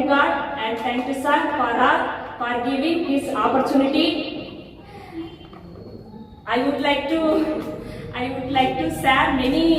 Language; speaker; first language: English; non-native, learner; Tamil